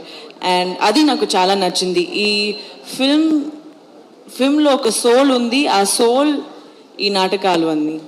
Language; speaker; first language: Telugu; non-native, local second language; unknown